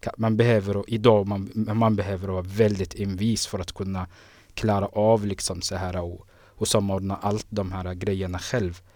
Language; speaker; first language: Swedish; non-native, fluent; Somali